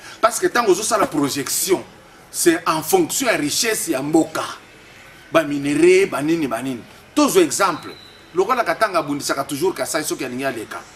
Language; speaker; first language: Lingala; non-native, local second language; Swahili